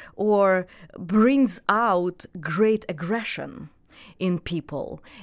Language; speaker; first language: English; non-native, fluent; Russian